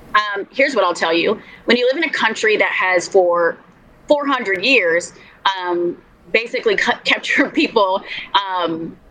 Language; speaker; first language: English; native; English